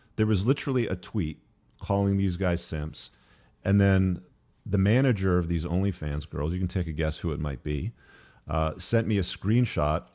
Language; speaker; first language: English; native; English